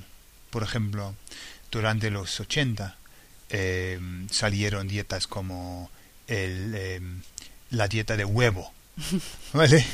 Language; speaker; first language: Spanish; non-native, fluent; English